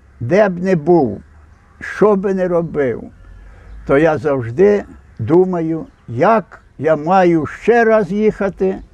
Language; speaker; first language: Ukrainian; native; Ukrainian